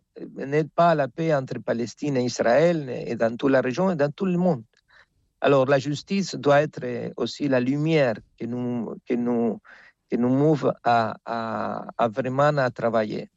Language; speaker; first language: French; non-native, fluent; Spanish